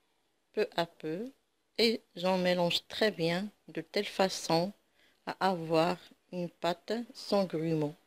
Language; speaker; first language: French; non-native, local second language; Arabic